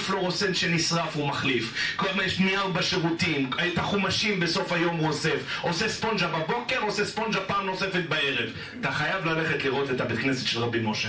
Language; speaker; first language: Hebrew; native; Hebrew